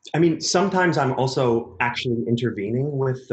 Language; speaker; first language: English; native; English